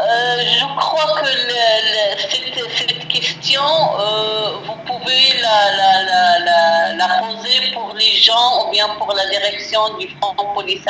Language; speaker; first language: French; non-native, local second language; Arabic